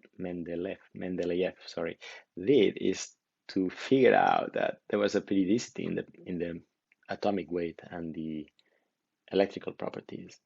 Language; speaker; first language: English; non-native, fluent; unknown